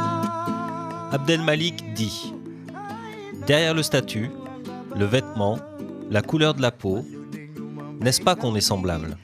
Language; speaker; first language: French; native; French